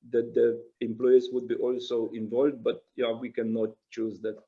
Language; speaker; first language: English; non-native, fluent; Slovenian